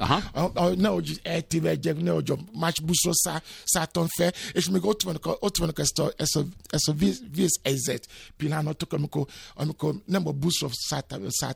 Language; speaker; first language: Hungarian; non-native, fluent; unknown